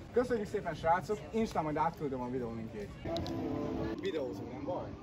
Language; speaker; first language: Hungarian; native; Hungarian